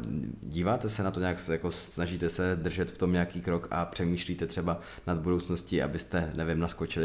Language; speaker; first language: Czech; native; Czech